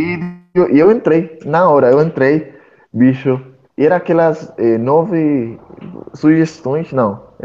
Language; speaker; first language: Portuguese; non-native, fluent; Spanish